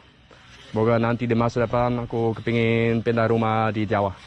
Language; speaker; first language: Indonesian; non-native, learner; Dutch